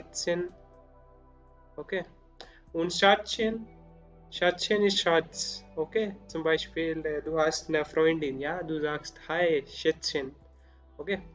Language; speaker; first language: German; non-native, learner; Spanish